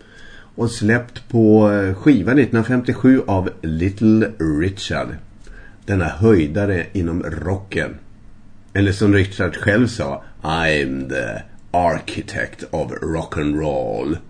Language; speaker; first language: Swedish; native; Swedish